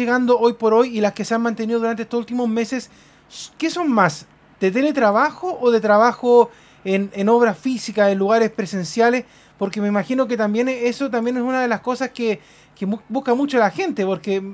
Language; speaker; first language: Spanish; native; Spanish